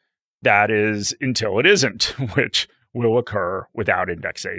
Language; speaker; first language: English; native; English